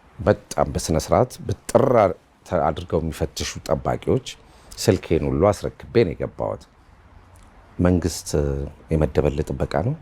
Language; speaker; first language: Amharic; native; Amharic